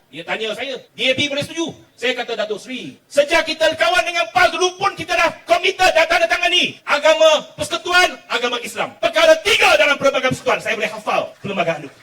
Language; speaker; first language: Malay; non-native, local second language; Chinese